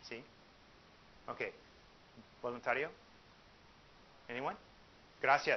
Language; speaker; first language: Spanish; non-native, fluent; English